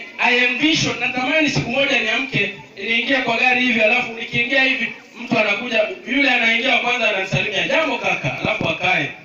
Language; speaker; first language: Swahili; non-native, local second language; Luo (Kenya and Tanzania)